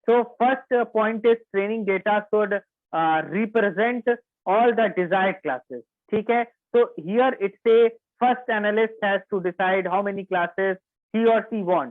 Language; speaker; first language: English; non-native, local second language; Hindi